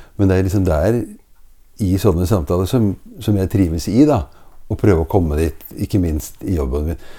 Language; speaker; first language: Norwegian; native; Norwegian